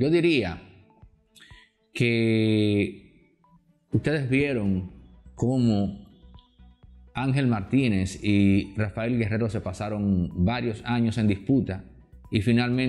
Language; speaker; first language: Spanish; native; Spanish